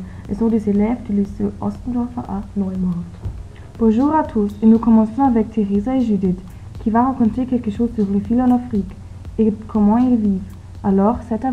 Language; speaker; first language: French; non-native, learner; German